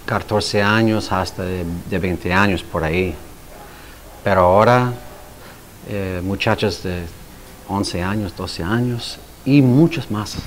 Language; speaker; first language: Spanish; non-native, fluent; English